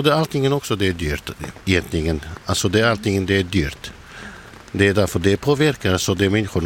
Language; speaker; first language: Swedish; non-native, learner; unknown